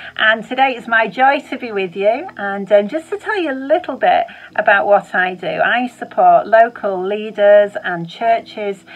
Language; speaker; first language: English; native; English